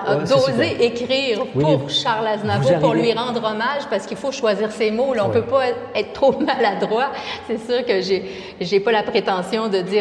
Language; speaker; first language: French; native; French